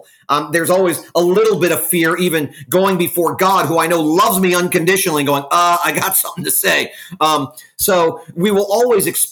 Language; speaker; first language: English; native; English